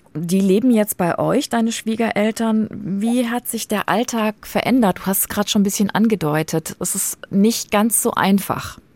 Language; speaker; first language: German; native; German